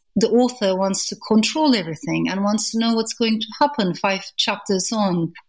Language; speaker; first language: English; non-native, fluent; Turkish